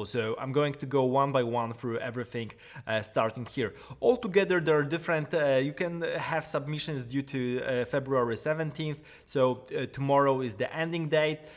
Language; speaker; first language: English; non-native, fluent; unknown